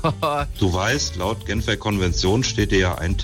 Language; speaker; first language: German; native; German